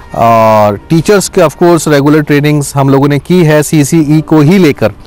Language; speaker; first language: Hindi; native; Hindi